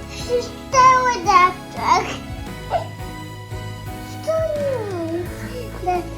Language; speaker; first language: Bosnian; early bilingual, heritage; Serbian